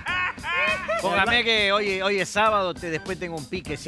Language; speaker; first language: Spanish; native; Spanish